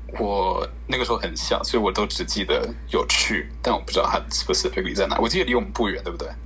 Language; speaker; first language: Chinese; early bilingual, heritage; Chinese